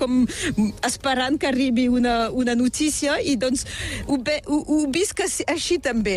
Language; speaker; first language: Catalan; native; Catalan